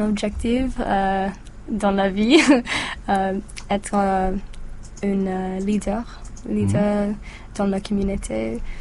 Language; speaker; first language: French; non-native, learner; English